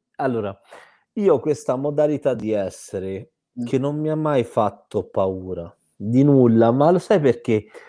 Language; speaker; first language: Italian; native; Italian